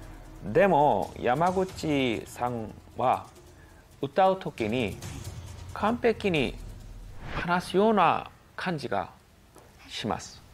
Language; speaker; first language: Japanese; non-native, learner; Korean